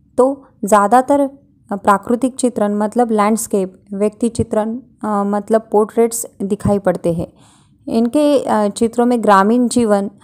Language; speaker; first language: Hindi; non-native, local second language; Marathi